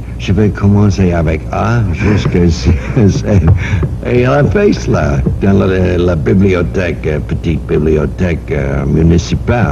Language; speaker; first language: French; non-native, learner; English